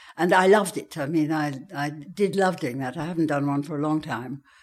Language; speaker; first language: English; native; English